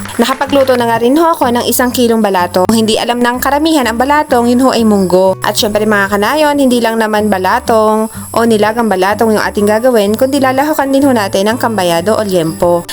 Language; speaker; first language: Filipino; native; Filipino